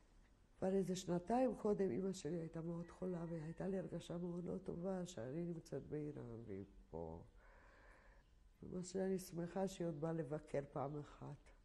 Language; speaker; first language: Hebrew; non-native, fluent; Polish